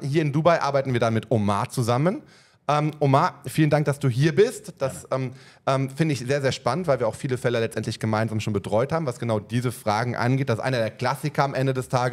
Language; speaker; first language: German; native; German